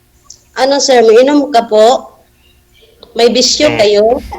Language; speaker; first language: Filipino; non-native, local second language; Cebuano